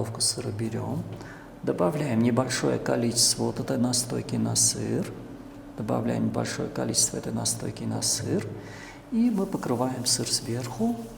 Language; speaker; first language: Russian; native; Russian